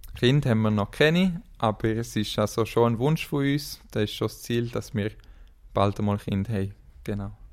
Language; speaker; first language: German; native; German